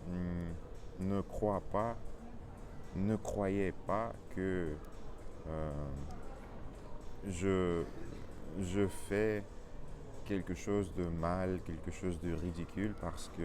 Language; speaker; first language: French; non-native, learner; Russian